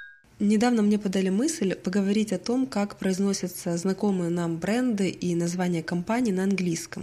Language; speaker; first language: Russian; native; Russian